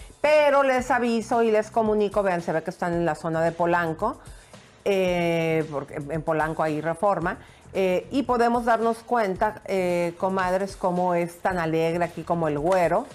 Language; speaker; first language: Spanish; native; Spanish